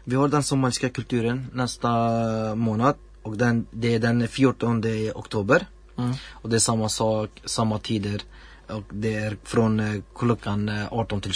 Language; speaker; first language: Swedish; non-native, learner; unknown